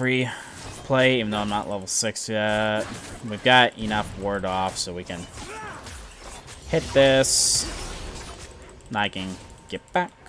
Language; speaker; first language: English; native; English